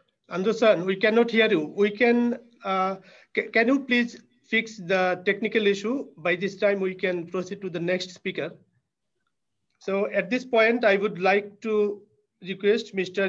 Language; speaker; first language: English; non-native, local second language; Bangla